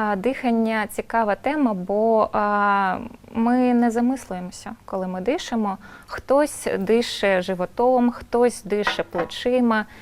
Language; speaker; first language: Ukrainian; non-native, local second language; Russian